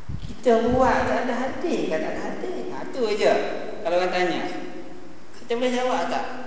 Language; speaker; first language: Malay; early bilingual, heritage; Arabic